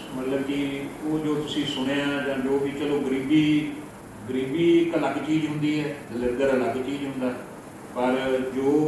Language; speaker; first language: Punjabi; early bilingual, heritage; Punjabi